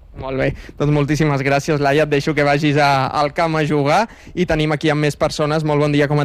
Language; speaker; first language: Catalan; native; Catalan